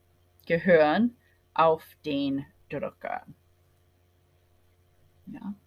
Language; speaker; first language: German; non-native, fluent; English